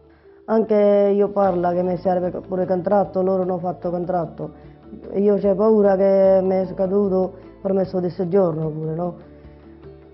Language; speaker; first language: Italian; non-native, learner; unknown